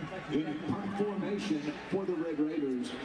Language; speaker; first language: English; native; English